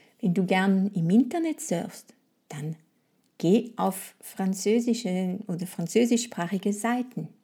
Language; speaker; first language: German; non-native, fluent; French